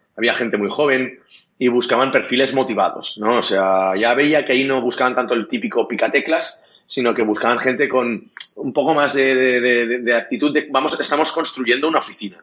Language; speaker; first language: Spanish; non-native, local second language; Catalan